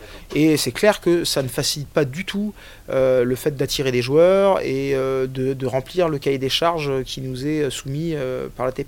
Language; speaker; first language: French; native; French